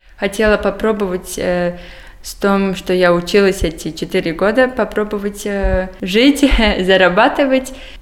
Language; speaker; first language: Russian; non-native, local second language; Latvian